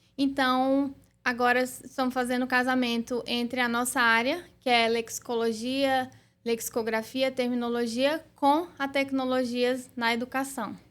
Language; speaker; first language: Portuguese; native; Portuguese